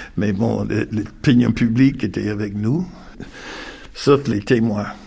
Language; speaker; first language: French; non-native, fluent; English